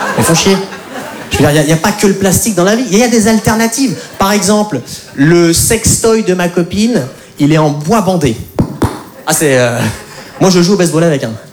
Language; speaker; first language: French; native; French